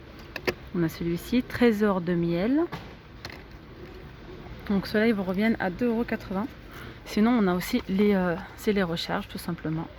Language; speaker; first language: French; native; French